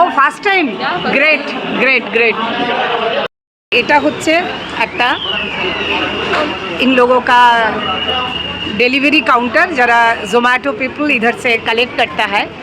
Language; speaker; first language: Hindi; non-native, local second language; Bangla